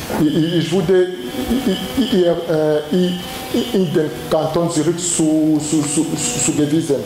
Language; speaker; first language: German; non-native, learner; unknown